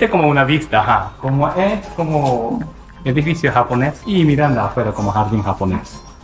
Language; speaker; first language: Spanish; non-native, learner; Japanese